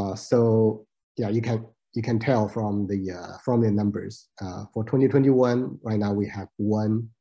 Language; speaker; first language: English; non-native, fluent; Chinese